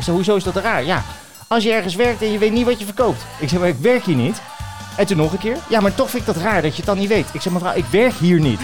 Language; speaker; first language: Dutch; native; Dutch